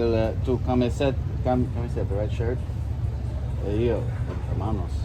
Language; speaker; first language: Spanish; non-native, learner; English